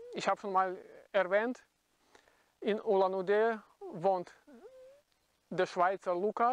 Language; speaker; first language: German; non-native, fluent; Russian